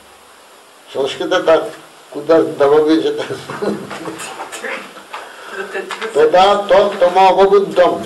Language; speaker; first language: Russian; non-native, learner; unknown